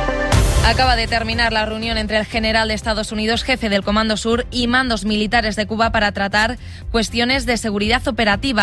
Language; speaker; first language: Spanish; native; Spanish